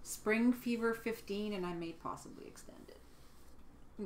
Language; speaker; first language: English; native; English